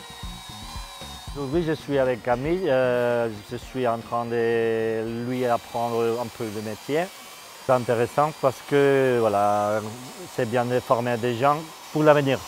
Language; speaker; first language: French; non-native, fluent; Spanish